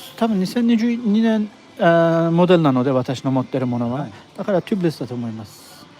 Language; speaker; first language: Japanese; non-native, fluent; Turkish